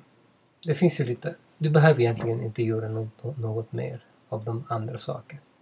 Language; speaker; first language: Swedish; non-native, fluent; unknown